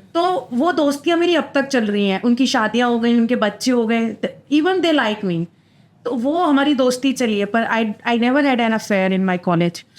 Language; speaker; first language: Hindi; native; Hindi